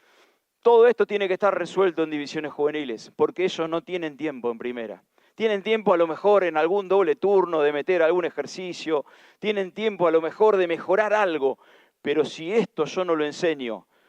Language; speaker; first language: Spanish; native; Spanish